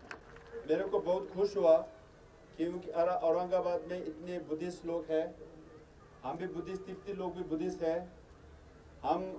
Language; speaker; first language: Hindi; non-native, learner; Tibetan